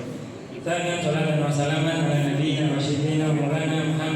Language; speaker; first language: Arabic; non-native, learner; Indonesian